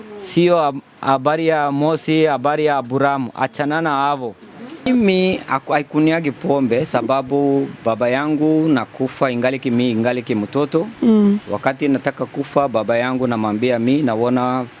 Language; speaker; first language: Swahili; non-native, learner; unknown